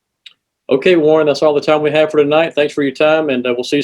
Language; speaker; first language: English; native; English